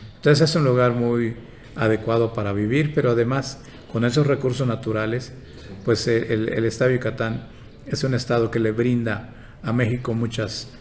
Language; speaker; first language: Spanish; non-native, local second language; Yucateco